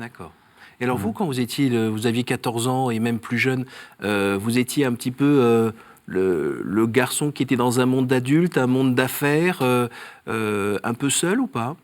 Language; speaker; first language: French; native; French